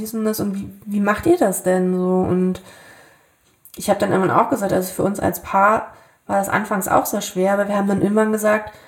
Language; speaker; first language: German; native; German